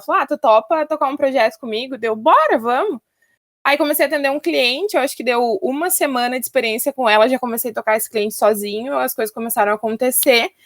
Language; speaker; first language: Portuguese; native; Portuguese